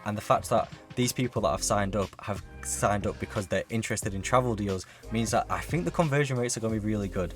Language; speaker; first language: English; native; English